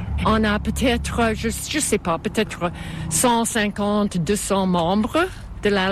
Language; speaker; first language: French; non-native, fluent; English